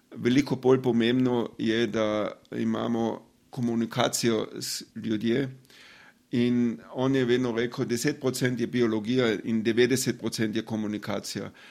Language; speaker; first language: Slovenian; non-native, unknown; German